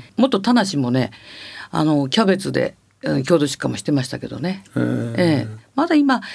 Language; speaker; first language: Japanese; native; Japanese